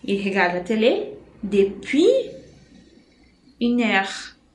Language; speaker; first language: French; non-native, fluent; Portuguese